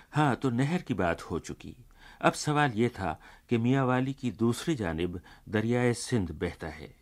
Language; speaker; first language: Urdu; native; Urdu